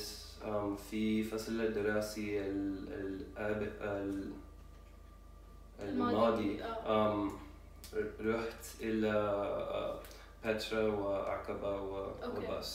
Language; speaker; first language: Arabic; non-native, learner; English